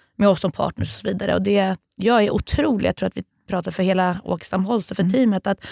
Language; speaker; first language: Swedish; native; Swedish